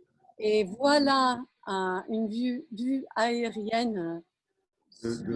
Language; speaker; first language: French; non-native, fluent; English